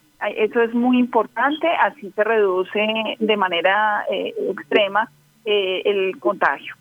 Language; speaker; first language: Spanish; native; Spanish